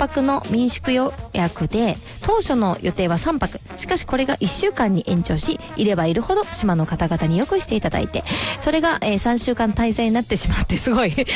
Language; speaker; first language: Japanese; native; Japanese